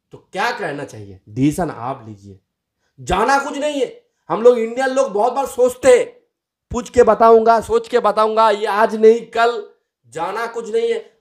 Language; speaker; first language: Hindi; non-native, local second language; Bangla